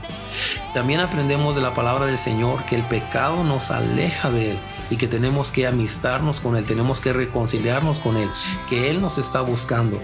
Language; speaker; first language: Spanish; native; Spanish